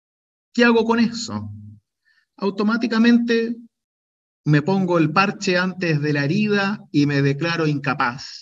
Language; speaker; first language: Spanish; native; Spanish